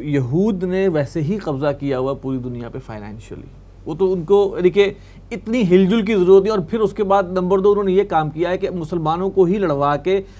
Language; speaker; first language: Hindi; native; Hindi